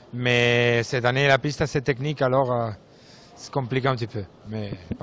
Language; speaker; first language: French; non-native, learner; Spanish